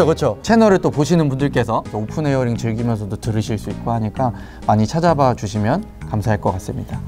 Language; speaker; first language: Korean; native; Korean